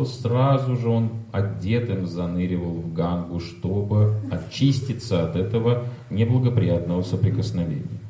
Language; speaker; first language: Russian; native; Russian